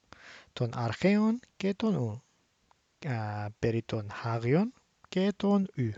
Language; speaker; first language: Greek; non-native, learner; English